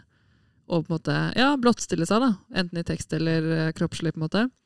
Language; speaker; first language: Norwegian; native; Norwegian